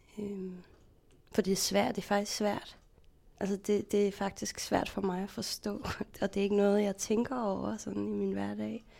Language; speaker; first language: Danish; native; Danish